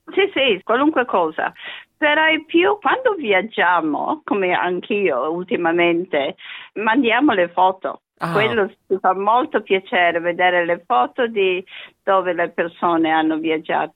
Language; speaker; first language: Italian; early bilingual, other home language; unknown